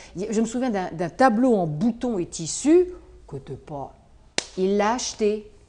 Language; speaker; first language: French; native; French